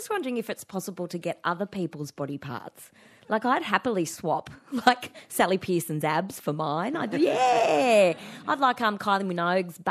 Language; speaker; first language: English; native; English